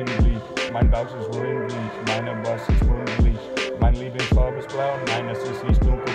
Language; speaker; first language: German; non-native, learner; English